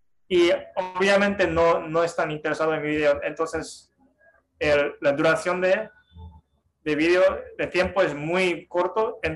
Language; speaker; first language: Spanish; non-native, fluent; Japanese